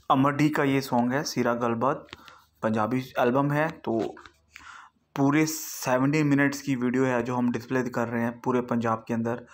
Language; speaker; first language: Hindi; non-native, local second language; Punjabi